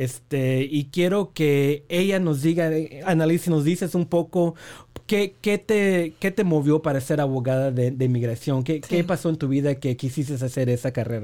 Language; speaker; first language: Spanish; early bilingual, heritage; Spanish